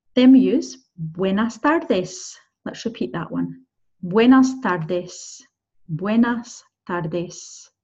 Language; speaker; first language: English; native; English